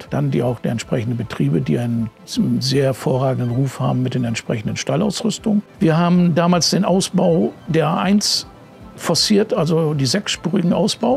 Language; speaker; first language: German; native; German